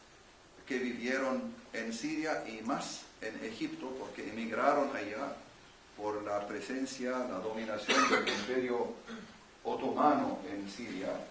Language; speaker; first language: Spanish; non-native, fluent; Arabic